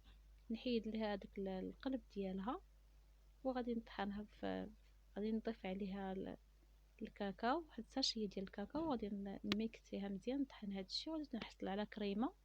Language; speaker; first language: Arabic; native; Arabic